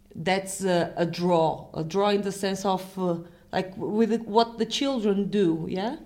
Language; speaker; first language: English; non-native, fluent; Portuguese